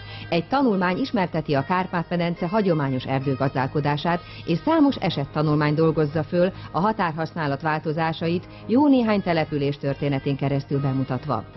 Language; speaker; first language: Hungarian; native; Hungarian